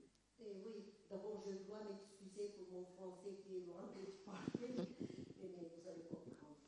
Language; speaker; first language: French; non-native, fluent; Turkish